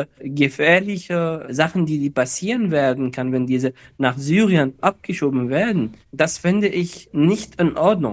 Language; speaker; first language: German; non-native, fluent; Arabic